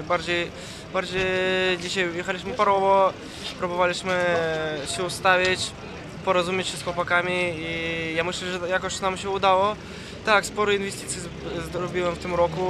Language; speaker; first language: Polish; non-native, fluent; Russian